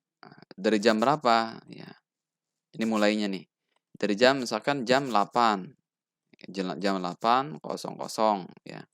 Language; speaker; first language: Indonesian; native; Indonesian